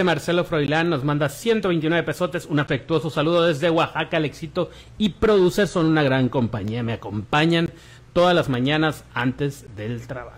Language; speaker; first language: Spanish; native; Spanish